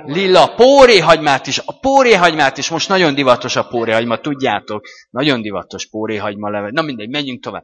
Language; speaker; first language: Hungarian; native; Hungarian